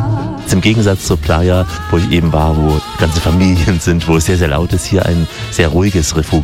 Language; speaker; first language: German; native; German